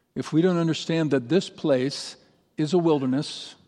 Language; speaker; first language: English; native; English